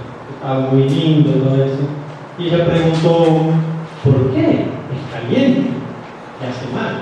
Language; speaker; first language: Spanish; non-native, fluent; Portuguese